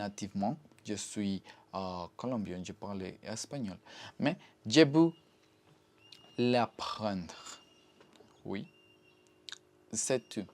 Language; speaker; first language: French; non-native, learner; Spanish